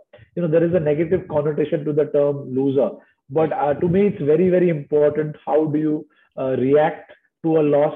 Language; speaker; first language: English; non-native, local second language; Marathi